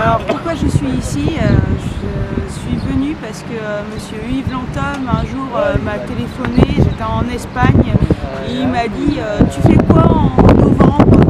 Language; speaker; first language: French; native; French